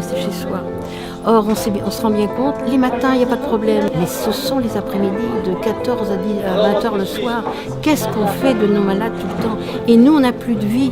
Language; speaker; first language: French; native; French